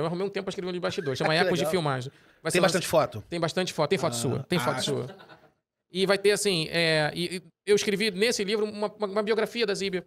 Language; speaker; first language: Portuguese; native; Portuguese